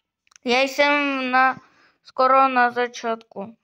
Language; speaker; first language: Czech; early bilingual, other home language; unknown